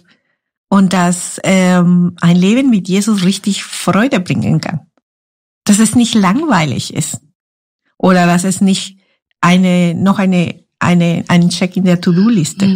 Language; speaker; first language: German; non-native, fluent; Spanish